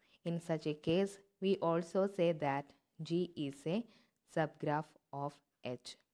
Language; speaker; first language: English; non-native, local second language; Malayalam